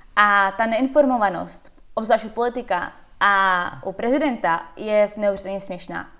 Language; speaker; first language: Czech; early bilingual, heritage; Czech